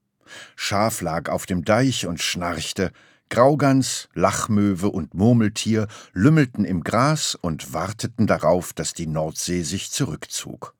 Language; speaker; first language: German; native; German